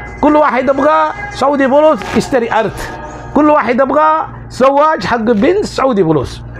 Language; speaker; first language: Arabic; non-native, learner; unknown